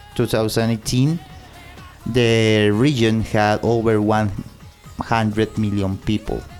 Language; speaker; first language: English; non-native, fluent; Spanish